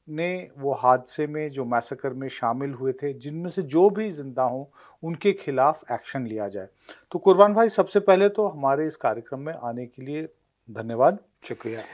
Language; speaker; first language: Hindi; native; Hindi